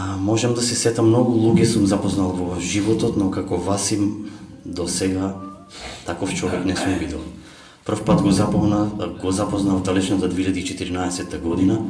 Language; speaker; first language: Macedonian; native; Macedonian